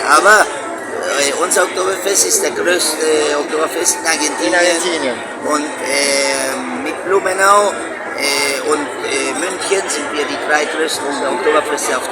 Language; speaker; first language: German; early bilingual, heritage; Spanish